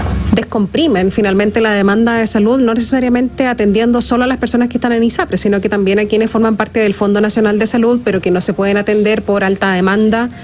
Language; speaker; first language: Spanish; native; Spanish